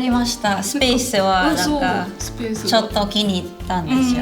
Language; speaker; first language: Japanese; non-native, fluent; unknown